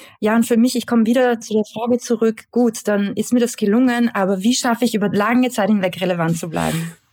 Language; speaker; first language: German; native; German